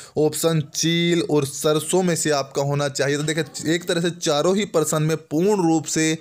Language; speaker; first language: Hindi; native; Hindi